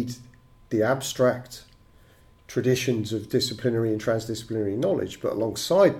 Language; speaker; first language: English; native; English